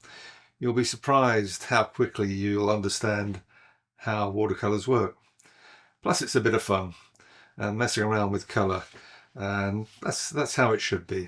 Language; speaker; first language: English; native; English